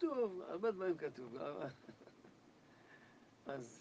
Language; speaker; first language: Hebrew; early bilingual, other home language; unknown